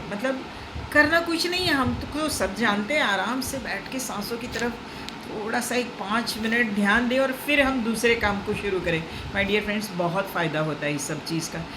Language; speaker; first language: Hindi; non-native, local second language; Marathi